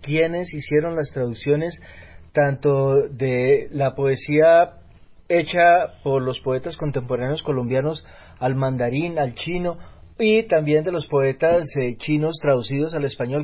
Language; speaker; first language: Spanish; native; Spanish